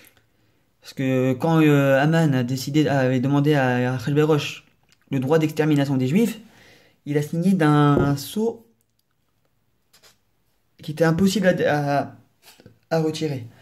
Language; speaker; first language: French; native; French